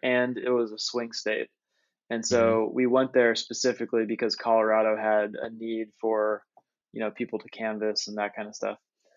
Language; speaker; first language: English; native; English